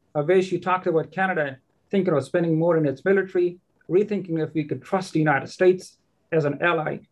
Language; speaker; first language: English; non-native, fluent; Persian